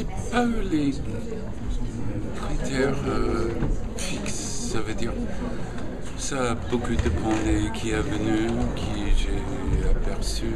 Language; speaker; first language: French; non-native, fluent; English